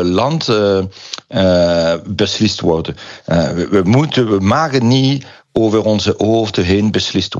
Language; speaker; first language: Dutch; non-native, local second language; French